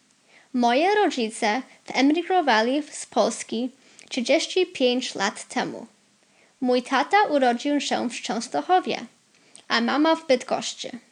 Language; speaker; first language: Polish; early bilingual, heritage; Polish